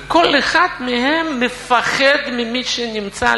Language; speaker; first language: Hebrew; non-native, fluent; Russian